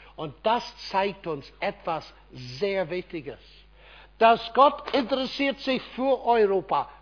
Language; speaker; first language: German; non-native, fluent; English